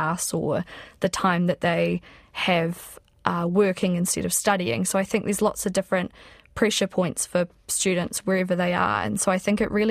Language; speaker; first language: English; native; English